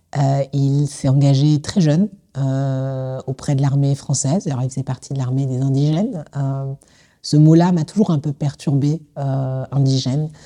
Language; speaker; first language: French; native; French